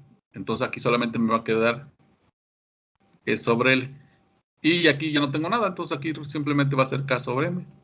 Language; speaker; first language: Spanish; native; Spanish